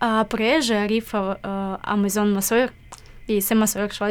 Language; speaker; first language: French; non-native, learner; Ukrainian